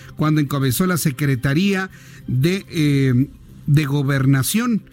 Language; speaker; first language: Spanish; native; Spanish